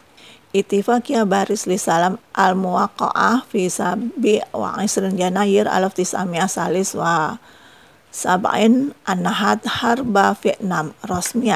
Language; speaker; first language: Arabic; non-native, fluent; Indonesian